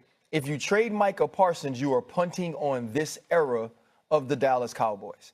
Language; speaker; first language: English; native; English